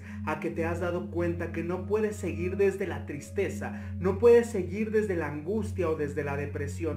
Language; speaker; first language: Spanish; native; Spanish